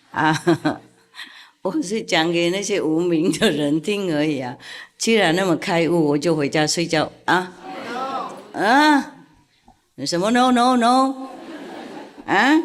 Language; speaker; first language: Chinese; non-native, fluent; Vietnamese